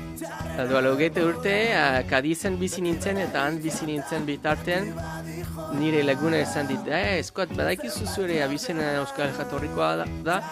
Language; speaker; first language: Basque; non-native, learner; English